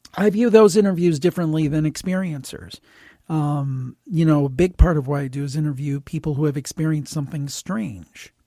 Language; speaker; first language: English; native; English